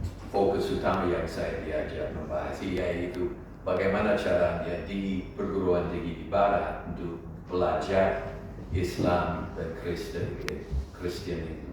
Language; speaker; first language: Indonesian; non-native, fluent; English